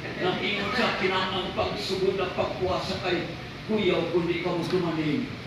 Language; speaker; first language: Cebuano; non-native, local second language; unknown